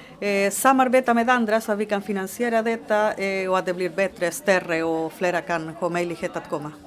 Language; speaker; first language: Swedish; non-native, fluent; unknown